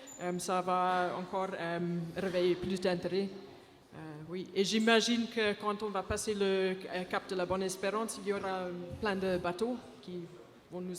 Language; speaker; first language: French; non-native, fluent; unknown